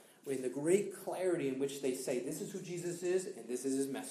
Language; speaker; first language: English; native; English